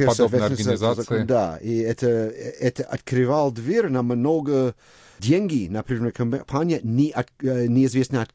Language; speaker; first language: Russian; non-native, fluent; English